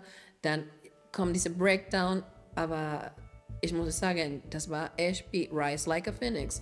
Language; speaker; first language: German; non-native, fluent; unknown